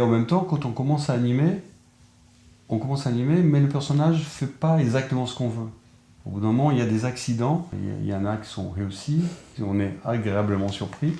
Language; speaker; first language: French; non-native, fluent; Portuguese